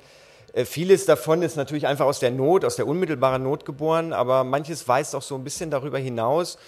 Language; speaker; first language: German; native; German